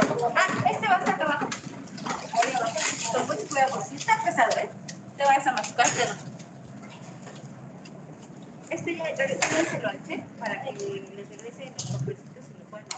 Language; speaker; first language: Spanish; native; Spanish